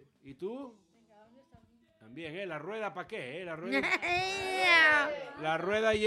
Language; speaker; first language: Spanish; native; Spanish